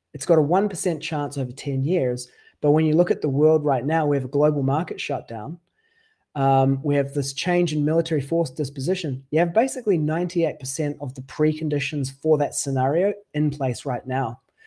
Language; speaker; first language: English; native; English